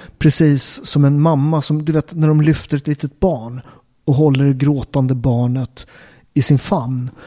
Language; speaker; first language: Swedish; early bilingual, other home language; Italian